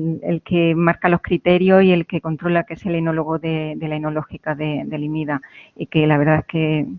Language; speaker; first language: Spanish; native; Spanish